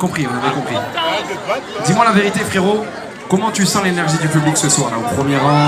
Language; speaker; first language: French; native; French